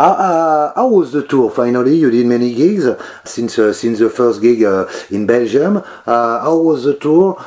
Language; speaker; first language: English; non-native, learner; French